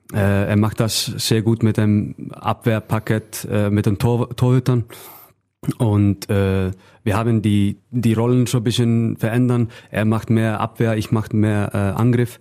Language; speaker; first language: German; non-native, fluent; Icelandic